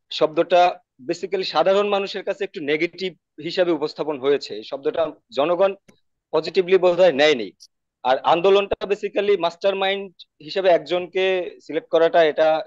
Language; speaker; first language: Bangla; native; Bangla